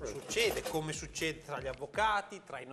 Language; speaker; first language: Italian; native; Italian